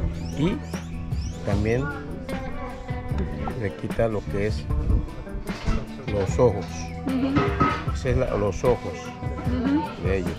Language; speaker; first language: Spanish; non-native, local second language; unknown